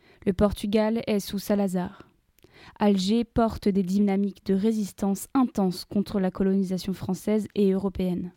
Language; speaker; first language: French; native; French